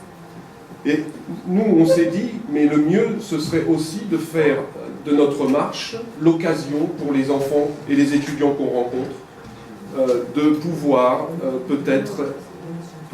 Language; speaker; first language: French; native; French